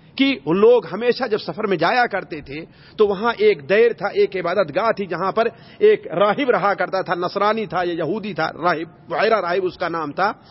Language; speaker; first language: Urdu; native; Urdu